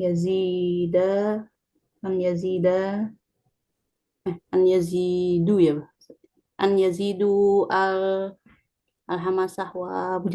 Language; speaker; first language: Arabic; non-native, learner; Indonesian